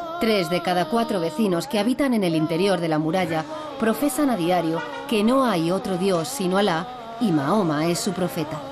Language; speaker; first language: Spanish; native; Spanish